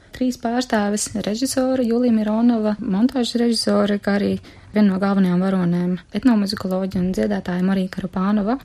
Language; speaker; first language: Latvian; native; Latvian